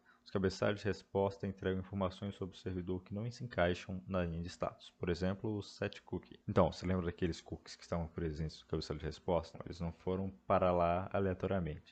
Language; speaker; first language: Portuguese; native; Portuguese